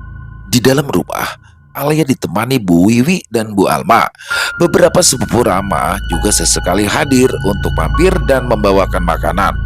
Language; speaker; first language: Indonesian; native; Indonesian